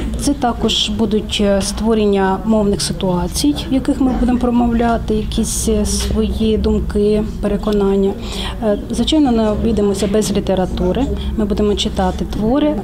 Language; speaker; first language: Ukrainian; native; Ukrainian